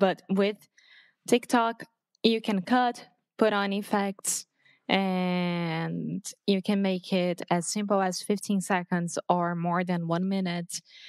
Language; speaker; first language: English; non-native, fluent; Portuguese